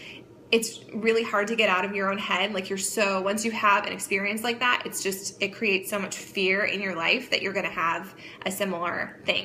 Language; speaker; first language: English; native; English